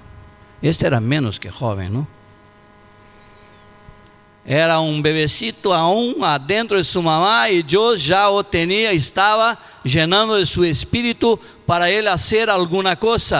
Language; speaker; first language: Spanish; non-native, learner; Portuguese